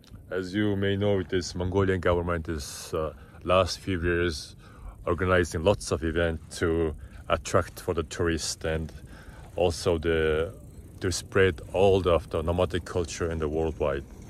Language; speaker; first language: English; non-native, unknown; Mongolian